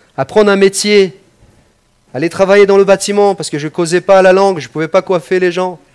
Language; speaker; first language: French; non-native, fluent; Portuguese